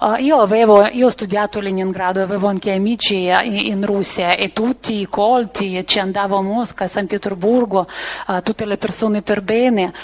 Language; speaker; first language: Italian; non-native, fluent; Ukrainian